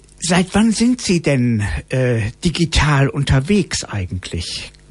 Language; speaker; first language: German; native; German